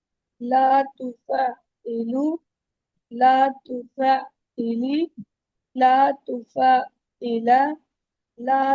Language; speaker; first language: Arabic; non-native, learner; Urdu